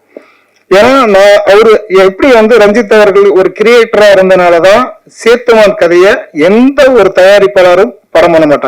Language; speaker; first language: Tamil; native; Tamil